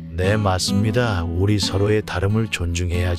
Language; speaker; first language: Korean; native; Korean